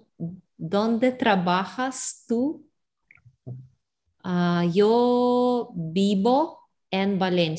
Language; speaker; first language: Spanish; non-native, learner; Russian